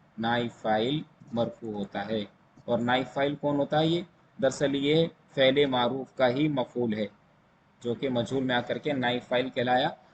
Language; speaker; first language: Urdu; native; Urdu